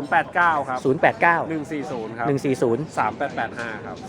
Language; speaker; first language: Thai; native; Thai